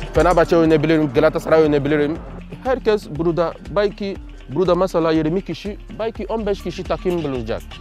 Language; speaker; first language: Turkish; non-native, learner; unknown